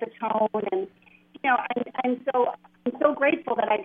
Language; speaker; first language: English; native; English